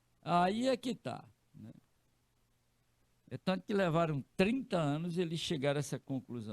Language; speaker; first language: Portuguese; native; Portuguese